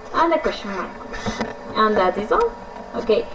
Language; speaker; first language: English; non-native, fluent; Spanish